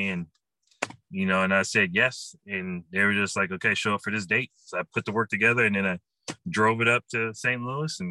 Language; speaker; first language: English; native; English